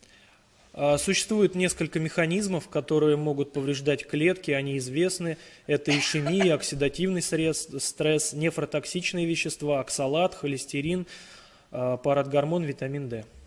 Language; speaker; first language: Russian; native; Russian